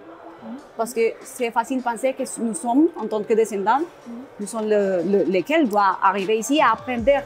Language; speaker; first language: French; non-native, learner; Spanish